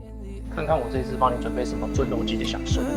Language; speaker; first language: Chinese; native; Chinese